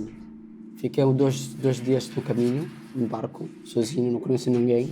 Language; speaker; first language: Portuguese; non-native, learner; Arabic